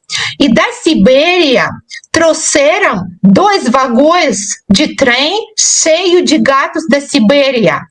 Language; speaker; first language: Portuguese; non-native, fluent; Russian